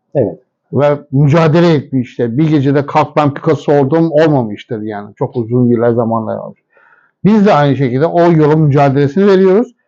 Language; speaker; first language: Turkish; non-native, fluent; Persian